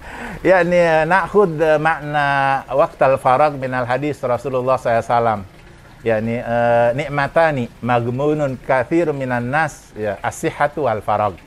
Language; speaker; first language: Arabic; non-native, fluent; Indonesian